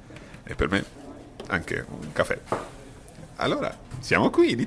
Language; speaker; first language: Italian; non-native, fluent; English